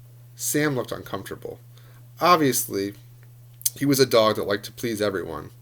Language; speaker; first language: English; native; English